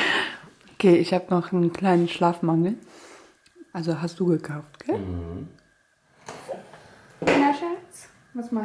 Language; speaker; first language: German; native; German